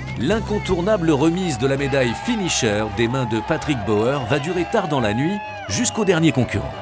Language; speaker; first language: French; native; French